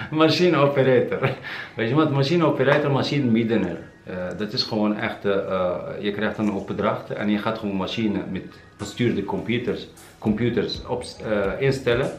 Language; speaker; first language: Dutch; non-native, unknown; Arabic